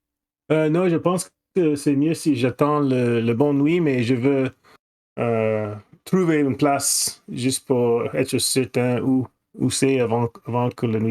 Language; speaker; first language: French; non-native, fluent; English